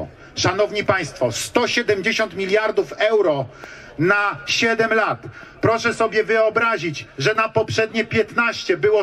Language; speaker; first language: Polish; native; Polish